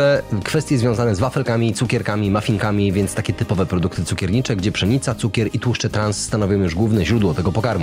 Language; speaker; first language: Polish; native; Polish